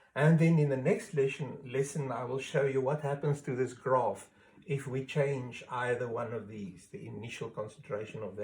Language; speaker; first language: English; non-native, local second language; Afrikaans